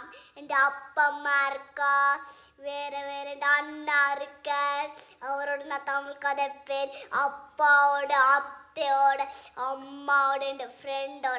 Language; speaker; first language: Tamil; early bilingual, heritage; Tamil